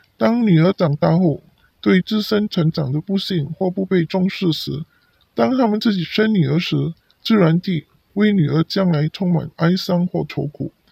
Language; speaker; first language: Chinese; non-native, local second language; Cantonese